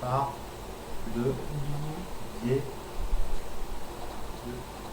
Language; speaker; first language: French; non-native, fluent; English